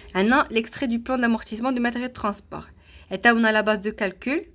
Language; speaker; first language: French; non-native, local second language; Arabic